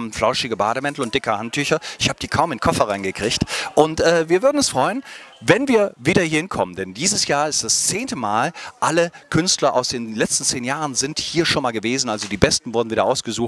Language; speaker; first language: German; native; German